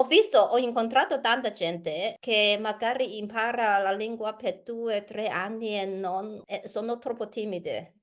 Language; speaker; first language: Italian; non-native, learner; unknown